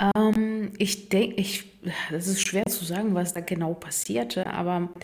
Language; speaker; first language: German; non-native, fluent; Russian